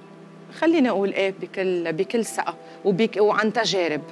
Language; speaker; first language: Arabic; native; Arabic